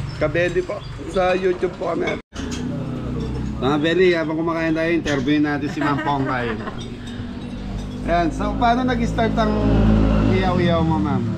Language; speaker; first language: Filipino; native; Filipino